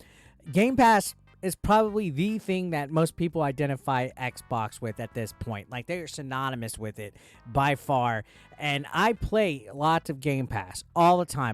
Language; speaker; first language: English; native; English